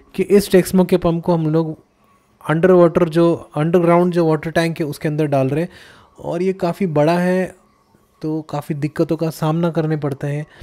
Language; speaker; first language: Hindi; native; Hindi